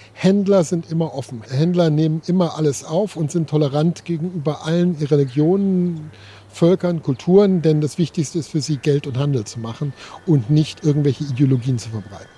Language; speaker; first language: German; native; German